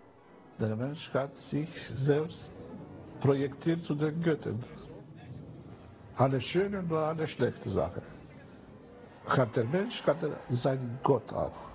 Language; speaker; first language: German; non-native, fluent; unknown